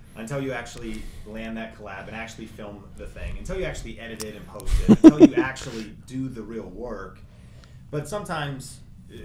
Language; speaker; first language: English; native; English